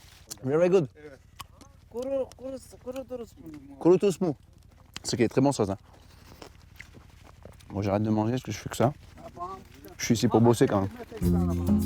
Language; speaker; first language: French; native; French